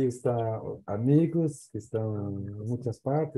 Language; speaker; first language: Spanish; non-native, learner; Portuguese